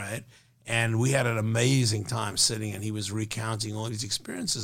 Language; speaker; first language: English; native; English